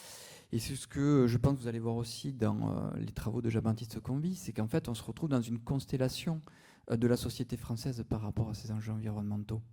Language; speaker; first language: French; native; French